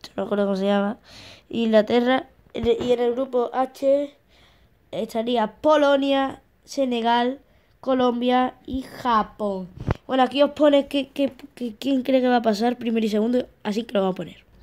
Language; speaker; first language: Spanish; native; Spanish